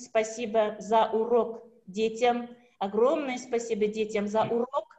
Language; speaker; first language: Russian; non-native, local second language; Kazakh